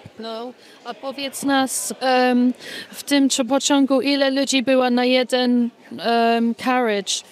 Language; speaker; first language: Polish; early bilingual, heritage; English